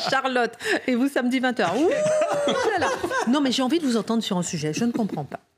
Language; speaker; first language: French; native; French